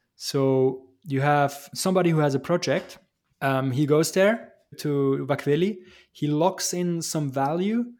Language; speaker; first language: English; non-native, fluent; German